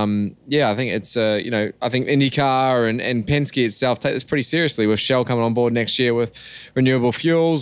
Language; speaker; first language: English; native; English